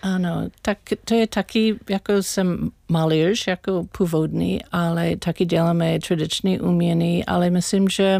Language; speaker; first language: Czech; non-native, learner; English